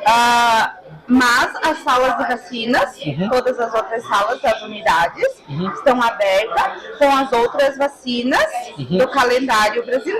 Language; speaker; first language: Portuguese; native; Portuguese